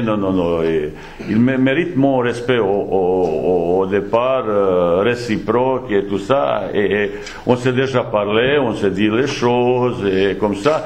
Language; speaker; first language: French; non-native, fluent; Bosnian